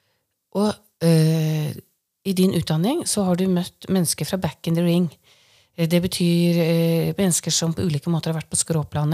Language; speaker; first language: Norwegian; native; Norwegian